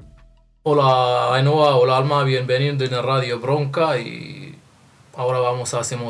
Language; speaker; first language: Spanish; non-native, learner; Arabic